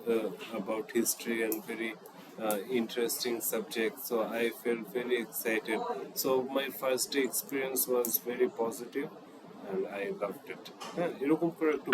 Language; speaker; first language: English; non-native, fluent; Bangla